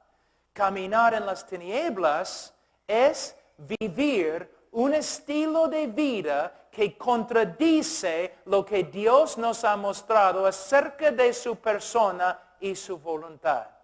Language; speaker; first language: Spanish; non-native, fluent; English